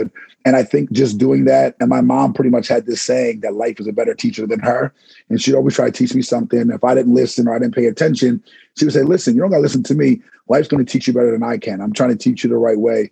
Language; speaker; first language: English; native; English